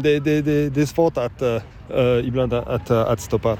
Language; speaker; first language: Swedish; non-native, learner; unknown